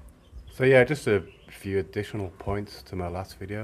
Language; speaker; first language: English; native; English